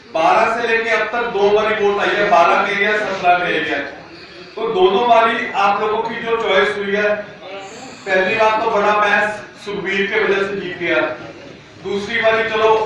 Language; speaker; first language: Hindi; non-native, local second language; Punjabi